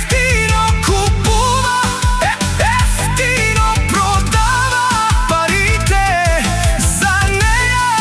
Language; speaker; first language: Bulgarian; non-native, local second language; Romany